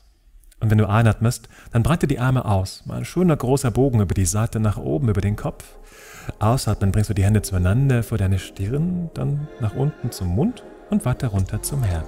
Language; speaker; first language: German; native; German